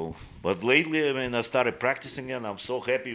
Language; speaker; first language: English; non-native, fluent; Russian